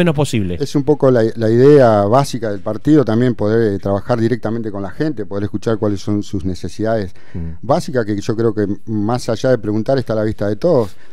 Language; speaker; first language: Spanish; native; Spanish